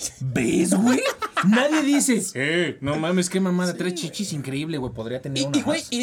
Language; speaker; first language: Spanish; native; Spanish